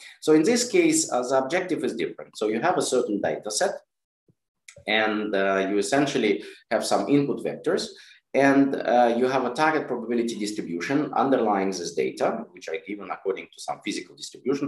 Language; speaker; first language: English; non-native, fluent; Russian